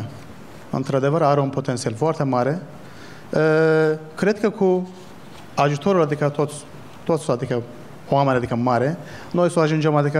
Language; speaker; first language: Romanian; non-native, learner; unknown